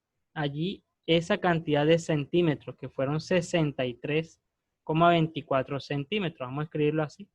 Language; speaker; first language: Spanish; native; Spanish